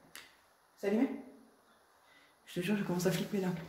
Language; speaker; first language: French; native; French